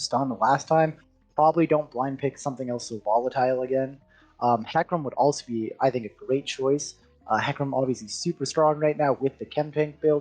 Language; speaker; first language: English; native; English